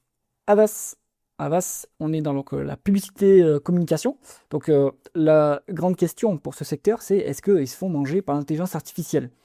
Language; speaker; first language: French; native; French